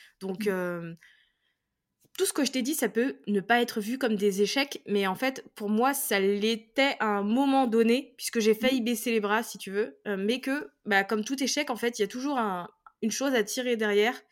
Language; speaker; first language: French; native; French